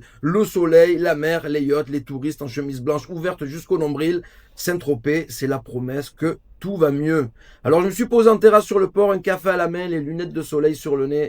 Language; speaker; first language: French; native; French